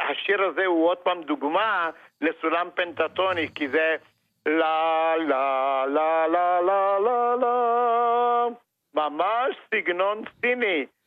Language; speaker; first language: Hebrew; non-native, fluent; Romanian